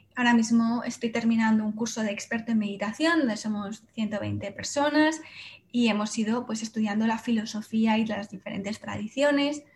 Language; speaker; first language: Spanish; native; Spanish